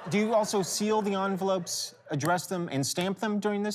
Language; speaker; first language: English; native; English